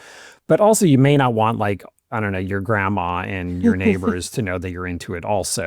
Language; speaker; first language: English; native; English